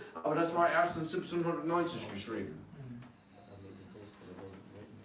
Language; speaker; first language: German; non-native, fluent; English